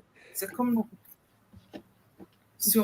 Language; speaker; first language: French; non-native, fluent; Portuguese